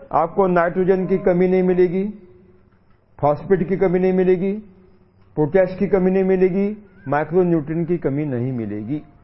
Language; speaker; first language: Hindi; non-native, local second language; Marathi